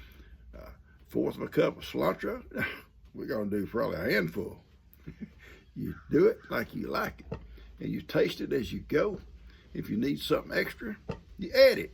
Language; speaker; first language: English; native; English